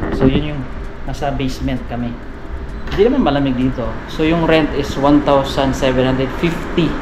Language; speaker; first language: Filipino; non-native, local second language; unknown